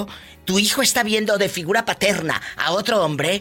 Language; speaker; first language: Spanish; native; Spanish